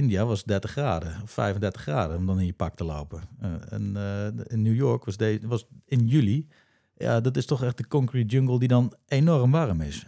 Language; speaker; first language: Dutch; native; Dutch